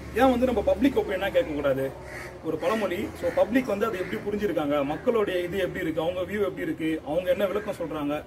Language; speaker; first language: Tamil; native; Tamil